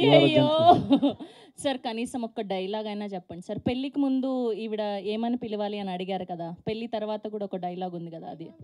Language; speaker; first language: Telugu; native; Telugu